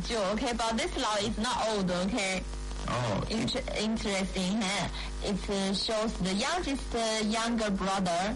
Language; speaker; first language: English; non-native, fluent; Chinese